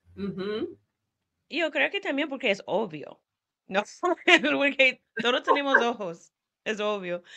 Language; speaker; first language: Spanish; non-native, fluent; English